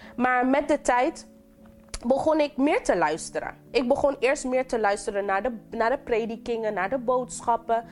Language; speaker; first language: Dutch; non-native, local second language; English